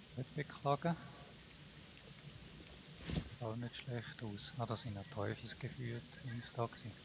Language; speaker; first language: German; native; German